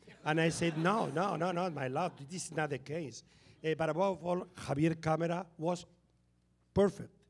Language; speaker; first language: English; non-native, fluent; Spanish